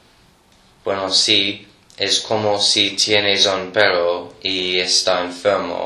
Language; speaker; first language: Spanish; non-native, learner; English